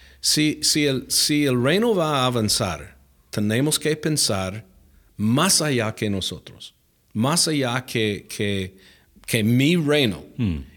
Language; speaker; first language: Spanish; non-native, fluent; English